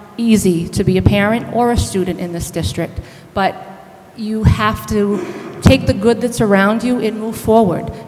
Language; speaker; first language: English; native; English